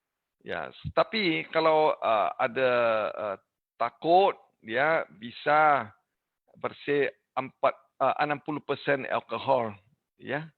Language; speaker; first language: Indonesian; non-native, learner; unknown